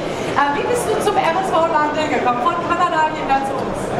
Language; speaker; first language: German; native; German